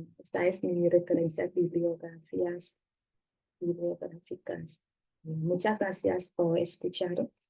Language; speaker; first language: Spanish; non-native, fluent; Vietnamese